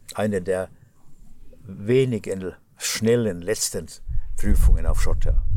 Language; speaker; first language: German; non-native, fluent; Finnish